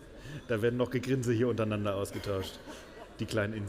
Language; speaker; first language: German; native; German